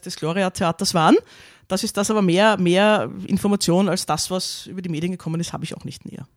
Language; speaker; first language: German; native; German